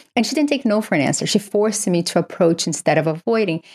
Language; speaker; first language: English; non-native, fluent; Portuguese